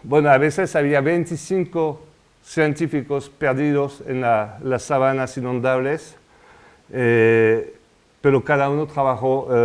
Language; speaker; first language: Spanish; non-native, fluent; French